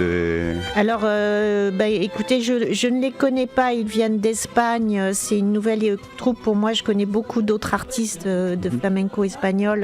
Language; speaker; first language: French; native; French